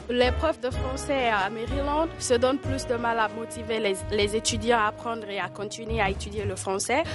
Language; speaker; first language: French; non-native, learner; English